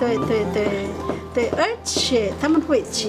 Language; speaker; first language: Chinese; non-native, fluent; Filipino